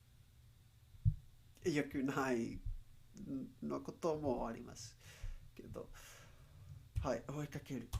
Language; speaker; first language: Japanese; non-native, learner; Spanish